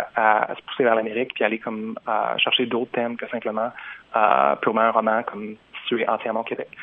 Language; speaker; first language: French; native; French